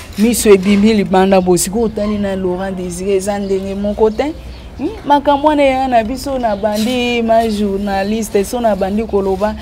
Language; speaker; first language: Lingala; non-native, local second language; Swahili